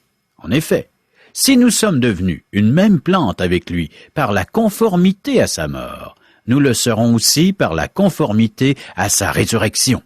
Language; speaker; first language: French; native; French